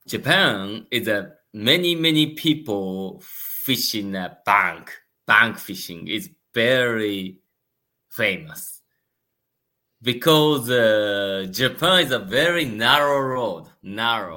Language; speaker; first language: English; non-native, learner; Japanese